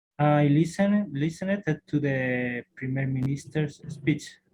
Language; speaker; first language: English; non-native, learner; Spanish